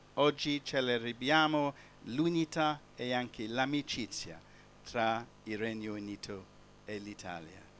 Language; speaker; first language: Italian; non-native, fluent; English